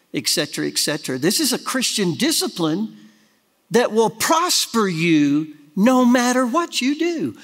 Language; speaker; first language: English; native; English